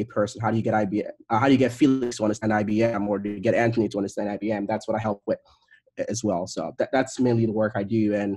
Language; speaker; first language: English; non-native, local second language; Igbo